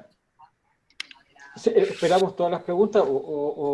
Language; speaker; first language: Spanish; native; Spanish